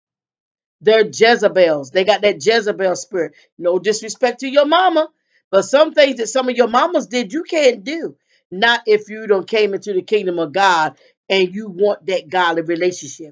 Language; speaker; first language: English; native; English